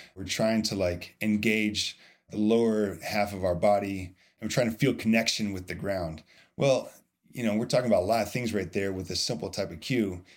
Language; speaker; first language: English; native; English